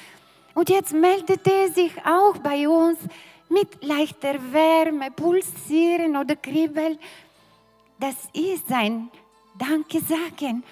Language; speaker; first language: German; non-native, fluent; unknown